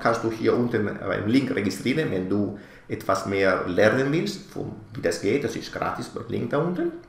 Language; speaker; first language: German; non-native, fluent; Italian